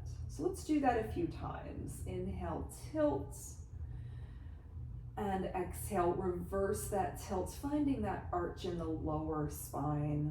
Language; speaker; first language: English; native; English